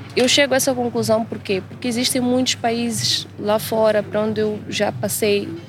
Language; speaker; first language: Portuguese; native; Portuguese